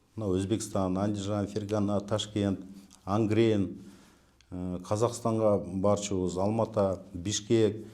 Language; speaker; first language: Russian; non-native, local second language; Kyrgyz